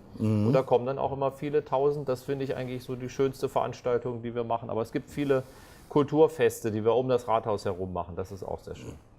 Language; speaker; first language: German; native; German